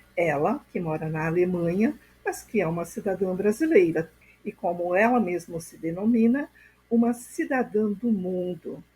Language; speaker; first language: Portuguese; native; Portuguese